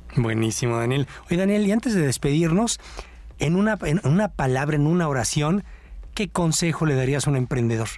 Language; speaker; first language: Spanish; native; Spanish